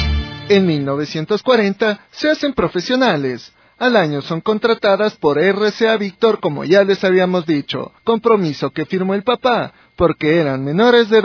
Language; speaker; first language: Spanish; native; Spanish